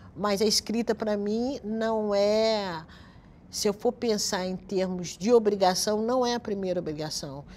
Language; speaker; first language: Portuguese; native; Portuguese